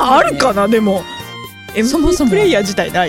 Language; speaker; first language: Japanese; native; Japanese